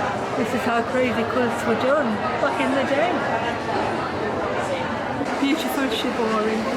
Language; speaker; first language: English; native; English